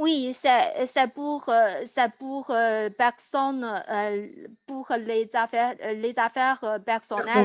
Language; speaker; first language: French; non-native, learner; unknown